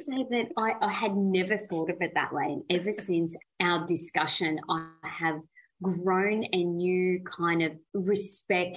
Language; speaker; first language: English; early bilingual, other home language; Persian